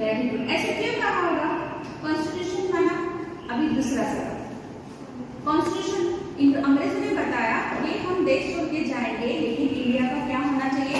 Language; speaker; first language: Hindi; non-native, local second language; Marathi